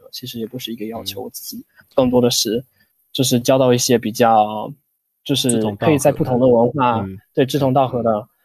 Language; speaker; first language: Chinese; non-native, fluent; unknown